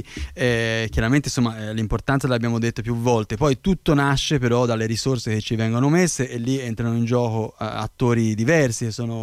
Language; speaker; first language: Italian; native; Italian